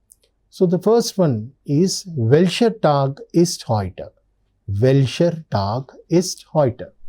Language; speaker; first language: German; non-native, learner; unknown